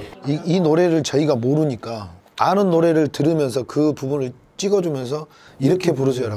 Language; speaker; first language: Korean; native; Korean